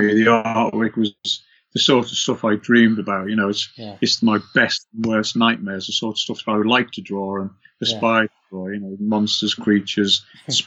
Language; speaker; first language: English; native; English